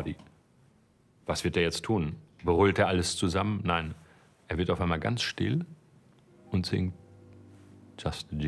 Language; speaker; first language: German; native; German